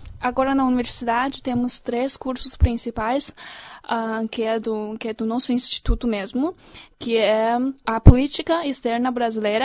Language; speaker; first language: Portuguese; non-native, fluent; Chinese